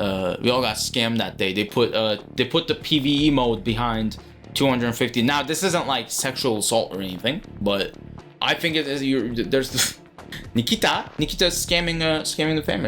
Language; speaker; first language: English; native; English